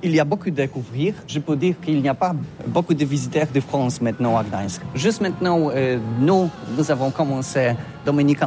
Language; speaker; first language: French; non-native, learner; Polish